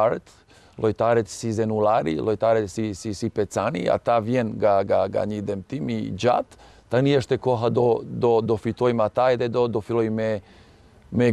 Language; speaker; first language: Albanian; non-native, learner; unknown